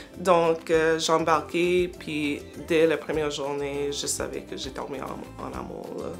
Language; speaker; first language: French; non-native, local second language; English